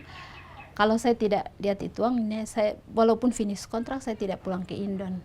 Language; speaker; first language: Indonesian; non-native, local second language; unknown